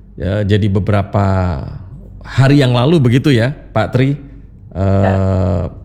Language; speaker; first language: Indonesian; native; Indonesian